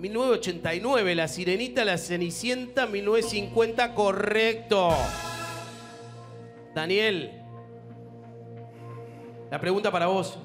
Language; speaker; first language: Spanish; native; Spanish